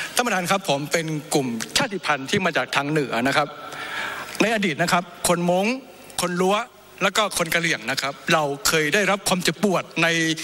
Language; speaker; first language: Thai; non-native, local second language; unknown